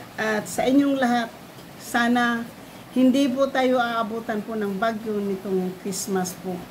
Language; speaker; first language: Filipino; non-native, local second language; Cebuano